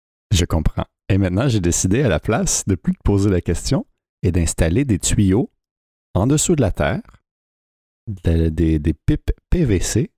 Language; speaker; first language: French; native; French